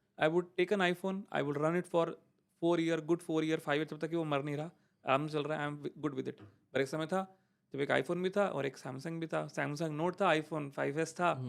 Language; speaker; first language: Hindi; native; Hindi